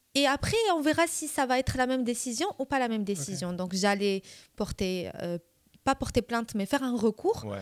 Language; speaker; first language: French; non-native, local second language; Arabic